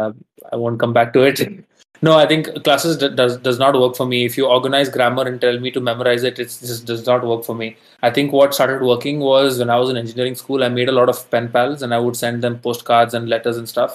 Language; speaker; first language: English; non-native, local second language; Tamil